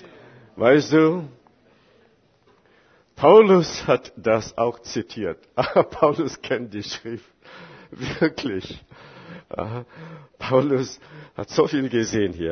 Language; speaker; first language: German; non-native, fluent; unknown